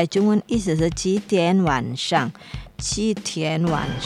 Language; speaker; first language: Chinese; non-native, fluent; Indonesian